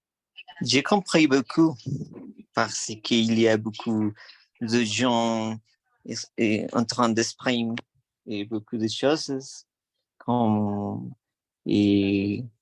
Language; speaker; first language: French; non-native, learner; Spanish